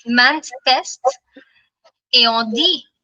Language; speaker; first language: French; non-native, fluent; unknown